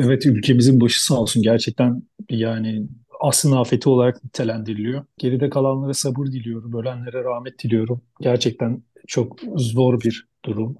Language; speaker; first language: Turkish; native; Turkish